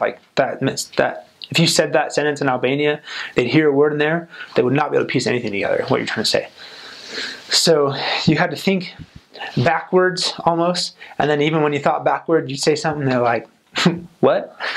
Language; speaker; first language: English; native; English